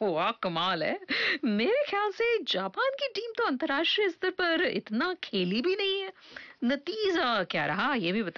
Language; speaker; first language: Hindi; native; Hindi